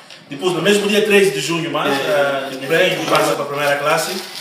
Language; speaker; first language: Portuguese; non-native, local second language; Upper Guinea Crioulo